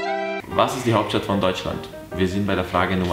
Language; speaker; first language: German; native; German